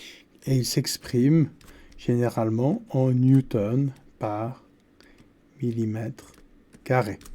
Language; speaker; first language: French; native; French